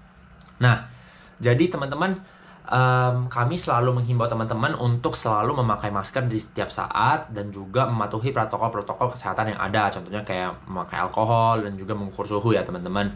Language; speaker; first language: Indonesian; native; Indonesian